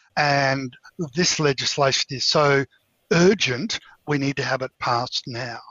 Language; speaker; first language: English; native; English